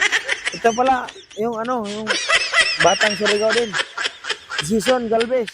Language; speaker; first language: Filipino; non-native, local second language; Cebuano